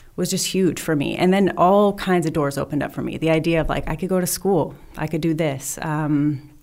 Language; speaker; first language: English; native; English